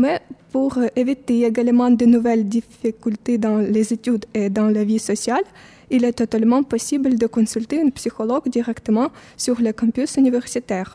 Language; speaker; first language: French; non-native, fluent; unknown